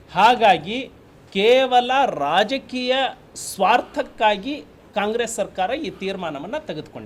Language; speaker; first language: Kannada; non-native, local second language; Lambadi